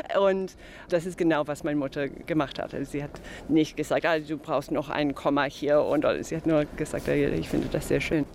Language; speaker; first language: German; non-native, fluent; English